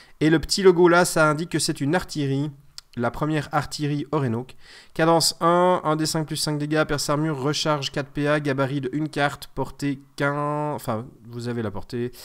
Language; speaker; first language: French; native; French